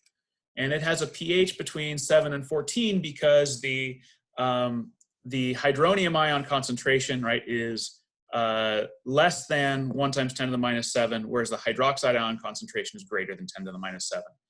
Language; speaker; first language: English; native; English